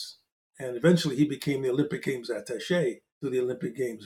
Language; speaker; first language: English; native; English